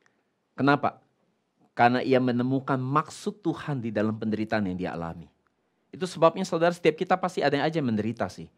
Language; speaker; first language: Indonesian; native; Indonesian